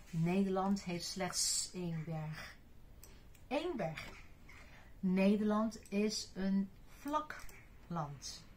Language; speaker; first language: Dutch; non-native, fluent; Chinese